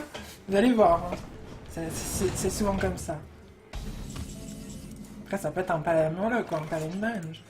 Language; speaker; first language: French; native; French